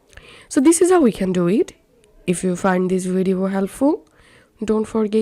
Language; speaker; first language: English; non-native, fluent; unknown